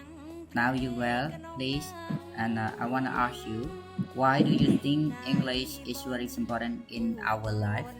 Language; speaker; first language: English; non-native, learner; Khmer